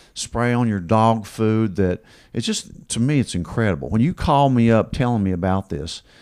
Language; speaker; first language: English; native; English